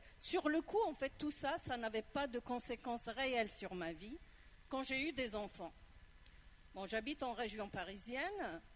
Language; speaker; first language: French; non-native, local second language; Arabic